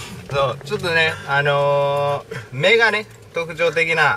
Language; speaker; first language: Japanese; native; Japanese